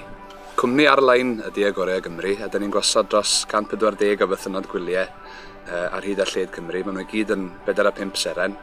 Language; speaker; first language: Welsh; native; Welsh